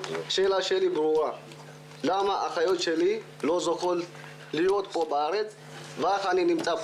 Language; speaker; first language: Hebrew; early bilingual, other home language; Amharic